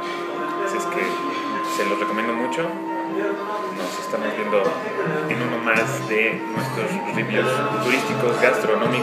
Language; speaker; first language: Spanish; native; Spanish